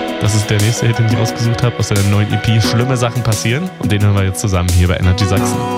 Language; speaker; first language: German; native; German